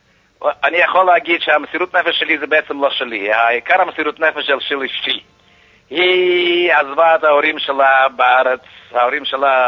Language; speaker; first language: Hebrew; non-native, fluent; Yiddish